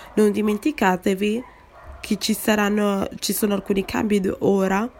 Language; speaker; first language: Italian; non-native, fluent; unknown